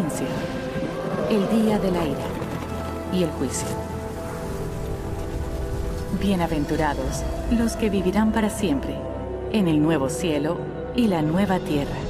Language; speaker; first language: Spanish; native; Spanish